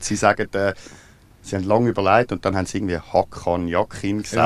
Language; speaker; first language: German; native; German